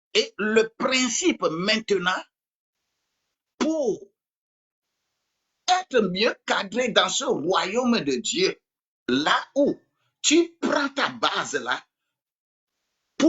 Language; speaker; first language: French; non-native, local second language; Ewe